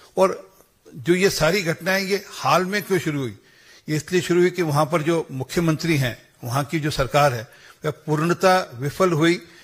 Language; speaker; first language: Hindi; non-native, local second language; Punjabi